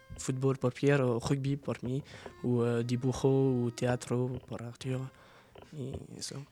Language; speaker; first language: Spanish; non-native, learner; French